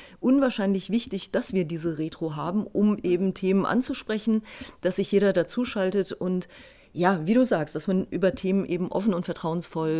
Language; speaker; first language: German; native; German